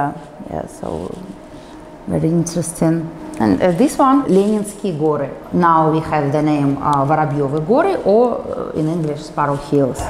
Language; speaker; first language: English; non-native, fluent; Russian